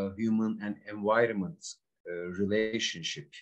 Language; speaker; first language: English; non-native, learner; Turkish